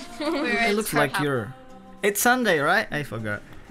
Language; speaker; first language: English; non-native, fluent; Indonesian